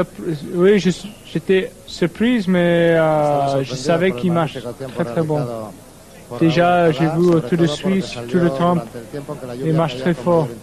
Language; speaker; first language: French; non-native, learner; English